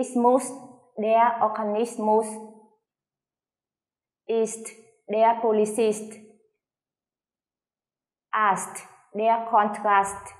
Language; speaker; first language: German; non-native, fluent; Vietnamese